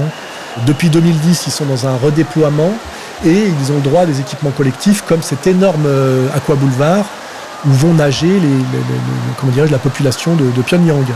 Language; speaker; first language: French; native; French